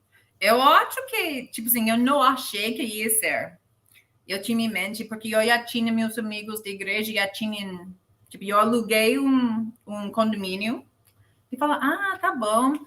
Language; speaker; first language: Portuguese; non-native, learner; English